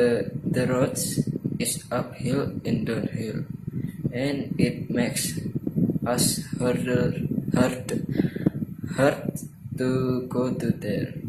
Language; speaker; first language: English; non-native, learner; Indonesian